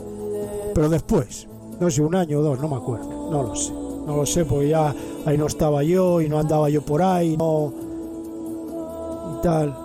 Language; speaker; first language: Spanish; native; Spanish